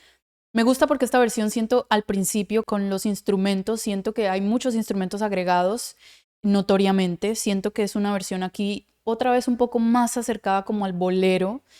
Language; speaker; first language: Spanish; native; Spanish